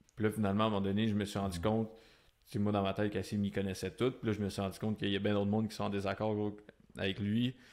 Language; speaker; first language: French; native; French